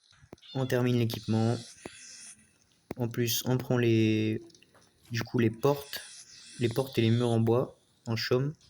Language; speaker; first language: French; native; French